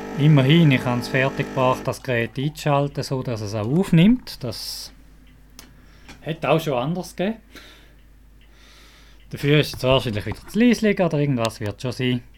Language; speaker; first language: German; native; German